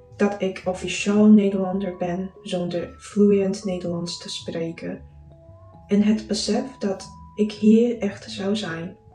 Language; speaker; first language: Dutch; non-native, learner; Chinese